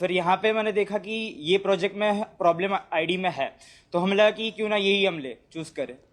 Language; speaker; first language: Hindi; non-native, local second language; Gujarati